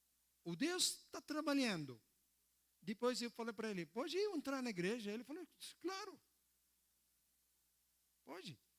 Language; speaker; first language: Portuguese; non-native, learner; Arabic